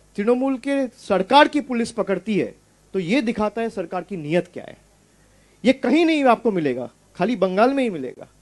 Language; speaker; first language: Hindi; non-native, local second language; Bangla